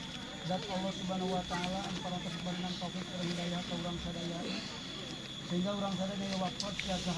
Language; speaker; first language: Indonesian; non-native, local second language; Sundanese